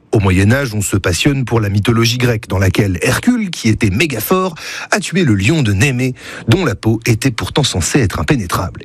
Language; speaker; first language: French; native; French